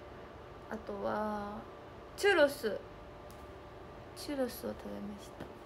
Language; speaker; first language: Japanese; native; Japanese